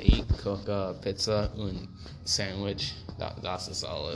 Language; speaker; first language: German; non-native, learner; English